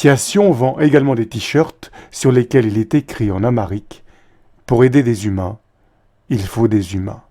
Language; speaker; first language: French; native; French